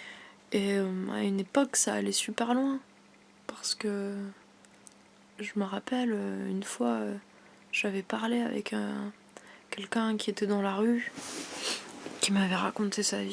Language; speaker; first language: French; native; French